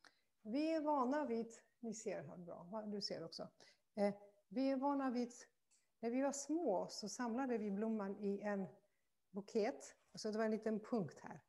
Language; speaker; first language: Swedish; non-native, fluent; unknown